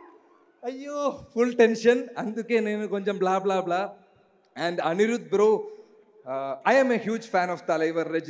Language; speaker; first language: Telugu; non-native, learner; Malayalam